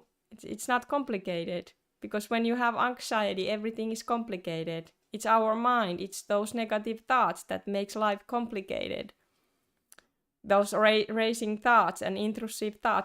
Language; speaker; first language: English; non-native, fluent; Finnish